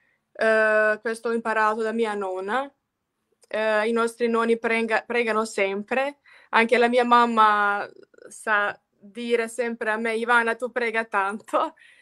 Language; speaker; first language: Italian; non-native, fluent; Croatian